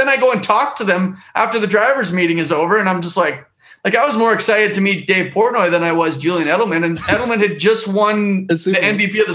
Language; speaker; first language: English; native; English